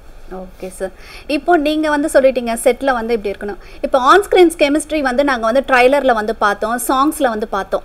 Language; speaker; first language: Tamil; native; Tamil